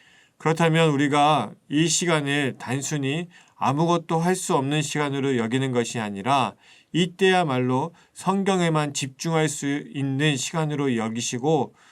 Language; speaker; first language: Korean; native; Korean